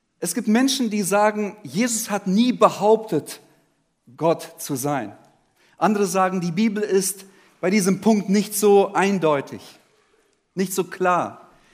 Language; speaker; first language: German; early bilingual, other home language; Russian